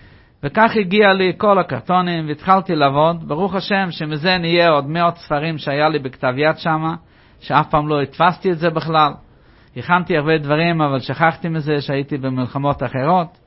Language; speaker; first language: Hebrew; non-native, fluent; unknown